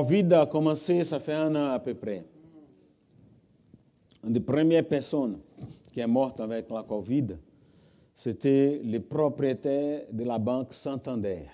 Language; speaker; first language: French; non-native, fluent; Portuguese